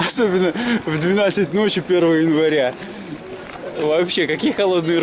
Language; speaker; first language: Russian; native; Russian